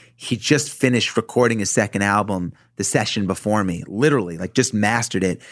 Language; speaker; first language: English; native; English